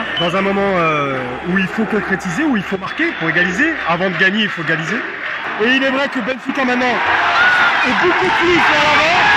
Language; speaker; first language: French; native; French